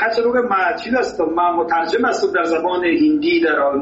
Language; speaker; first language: Persian; native; Persian